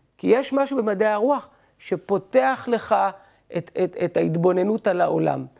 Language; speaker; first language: Hebrew; native; Hebrew